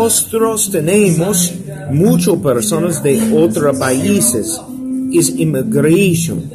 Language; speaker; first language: Spanish; non-native, learner; English